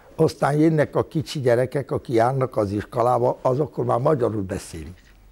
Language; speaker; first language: Hungarian; non-native, local second language; Romany